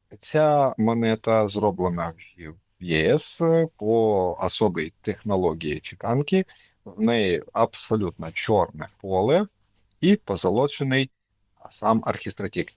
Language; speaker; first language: Ukrainian; non-native, local second language; Russian